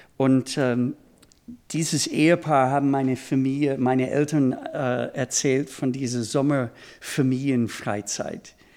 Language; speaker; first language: German; non-native, fluent; English